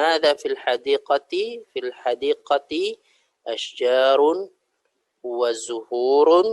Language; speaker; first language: Arabic; non-native, fluent; Indonesian